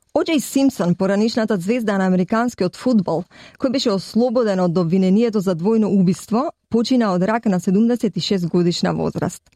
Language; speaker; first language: Macedonian; native; Macedonian